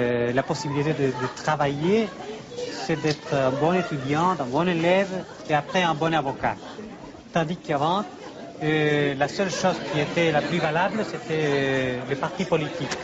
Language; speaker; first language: French; non-native, fluent; Spanish